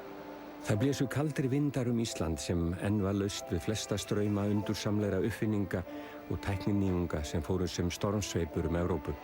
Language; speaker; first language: Icelandic; native; Icelandic